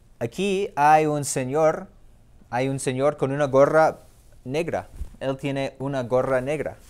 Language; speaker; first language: Spanish; non-native, fluent; English